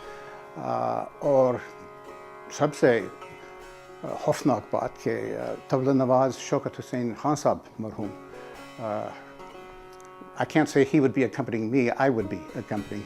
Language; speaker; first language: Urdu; non-native, fluent; English